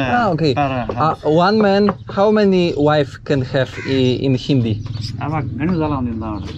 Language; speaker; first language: English; non-native, learner; Polish